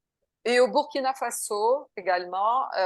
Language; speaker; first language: French; non-native, learner; Portuguese